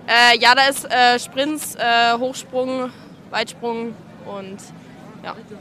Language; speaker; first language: German; native; German